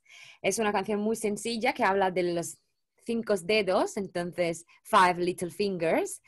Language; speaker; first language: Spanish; non-native, fluent; Italian